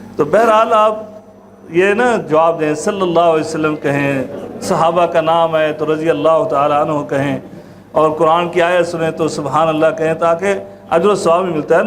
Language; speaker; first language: Urdu; non-native, local second language; Punjabi